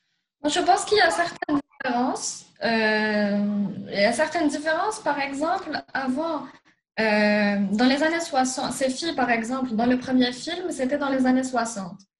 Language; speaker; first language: French; non-native, local second language; Arabic